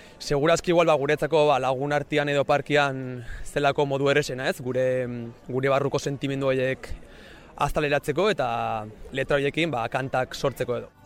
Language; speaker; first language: Basque; native; Basque